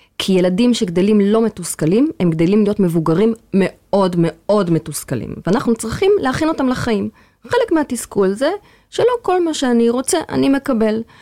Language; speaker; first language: Hebrew; native; Hebrew